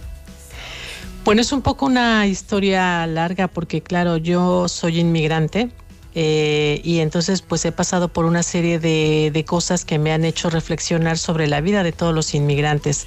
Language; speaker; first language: Spanish; native; Spanish